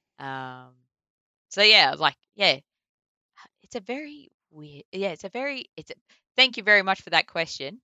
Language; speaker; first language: English; native; English